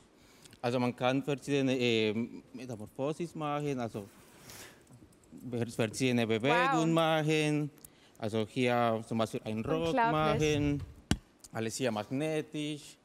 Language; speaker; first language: German; non-native, learner; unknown